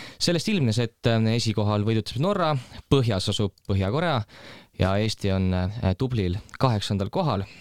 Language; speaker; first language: Estonian; native; Estonian